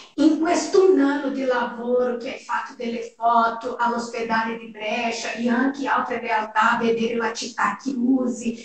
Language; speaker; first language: Italian; non-native, fluent; Portuguese